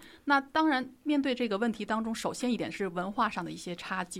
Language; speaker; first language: Chinese; native; Chinese